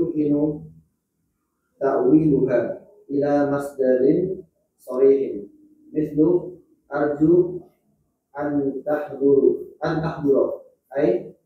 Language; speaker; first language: Arabic; non-native, learner; Indonesian